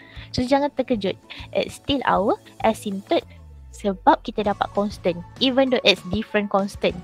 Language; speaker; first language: English; non-native, local second language; Malay